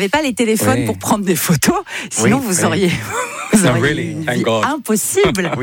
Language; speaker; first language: French; native; French